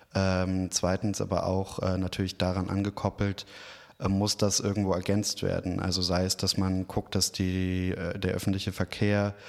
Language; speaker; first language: German; native; German